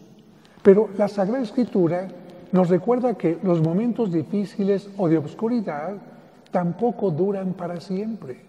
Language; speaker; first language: Spanish; native; Spanish